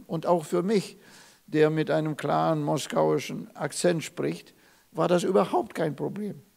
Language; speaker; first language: German; non-native, fluent; Russian